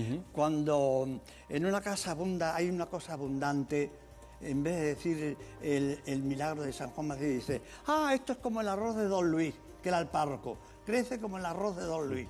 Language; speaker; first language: Spanish; native; Spanish